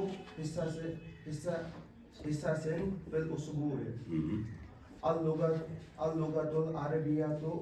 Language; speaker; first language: Arabic; non-native, learner; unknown